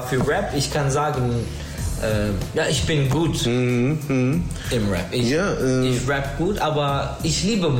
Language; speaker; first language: German; non-native, learner; Turkish